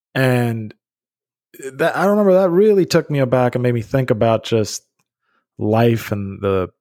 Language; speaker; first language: English; early bilingual, other home language; Bosnian